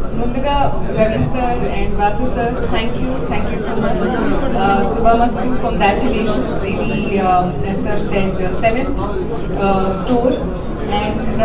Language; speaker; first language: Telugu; non-native, learner; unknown